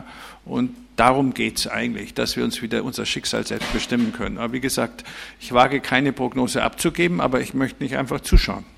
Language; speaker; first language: German; native; German